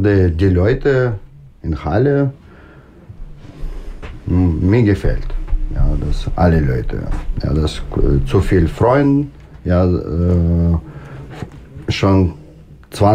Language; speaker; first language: German; non-native, learner; Russian